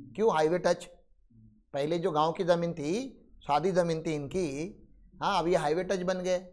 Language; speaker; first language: Hindi; non-native, local second language; Marathi